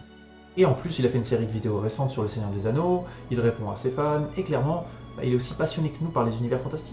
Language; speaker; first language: French; native; French